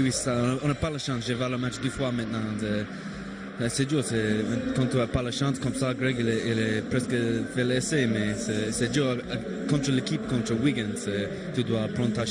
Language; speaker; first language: French; non-native, learner; English